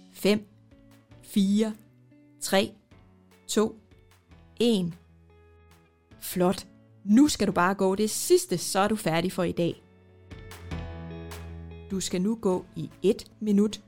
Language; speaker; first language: Danish; native; Danish